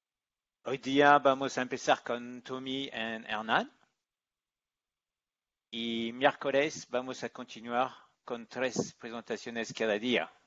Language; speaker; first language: Spanish; non-native, learner; English